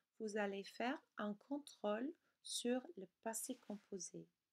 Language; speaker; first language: French; non-native, fluent; English